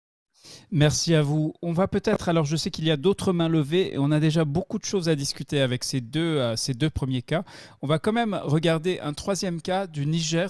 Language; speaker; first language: French; native; French